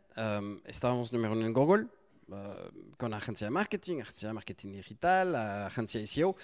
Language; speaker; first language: Spanish; non-native, fluent; French